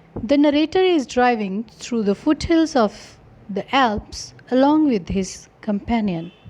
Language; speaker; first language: English; non-native, local second language; Punjabi